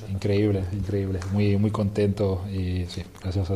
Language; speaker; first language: Spanish; non-native, fluent; French